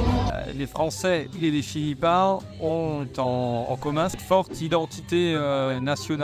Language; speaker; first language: French; native; French